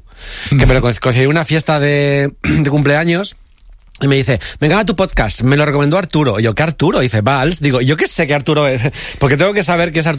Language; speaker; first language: Spanish; native; Spanish